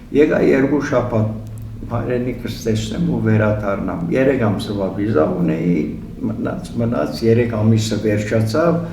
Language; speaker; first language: Armenian; early bilingual, heritage; Armenian